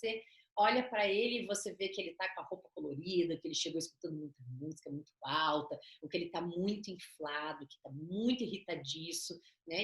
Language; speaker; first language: Portuguese; native; Portuguese